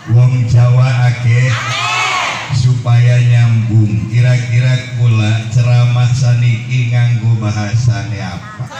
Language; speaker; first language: Javanese; non-native, local second language; Sundanese